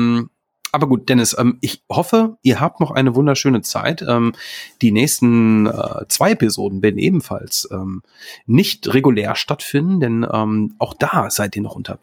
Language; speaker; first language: German; native; German